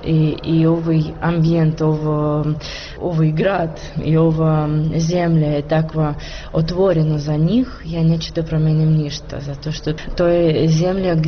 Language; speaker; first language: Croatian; non-native, learner; Russian